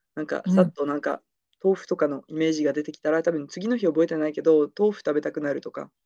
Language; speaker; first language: Japanese; non-native, fluent; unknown